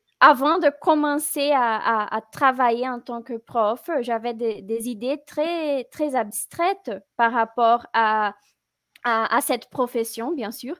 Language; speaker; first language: French; non-native, fluent; Portuguese